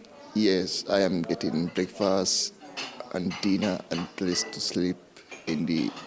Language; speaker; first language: English; non-native, learner; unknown